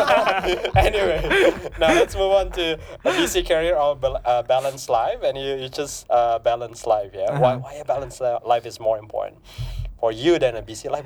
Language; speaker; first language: English; non-native, fluent; Indonesian